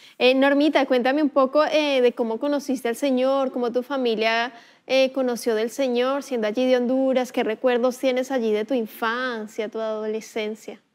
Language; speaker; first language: Spanish; native; Spanish